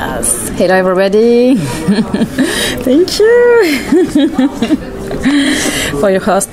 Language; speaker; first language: English; non-native, learner; French